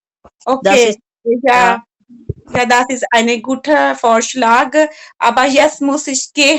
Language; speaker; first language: German; non-native, learner; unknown